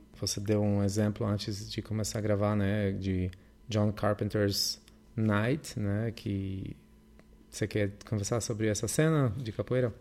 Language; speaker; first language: Portuguese; non-native, fluent; Polish